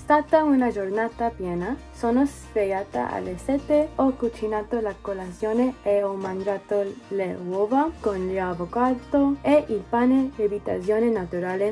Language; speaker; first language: Italian; non-native, learner; English